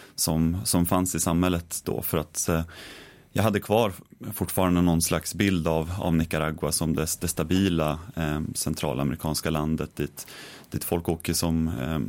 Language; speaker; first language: Swedish; native; Swedish